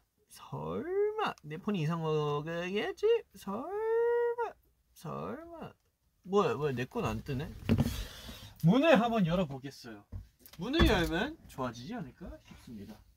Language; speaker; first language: Korean; early bilingual, heritage; Korean